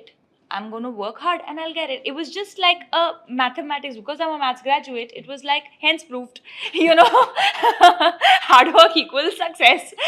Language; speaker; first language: English; non-native, local second language; Hindi